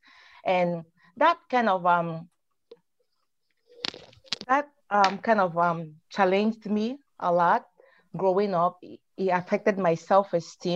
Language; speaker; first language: English; non-native, local second language; Igbo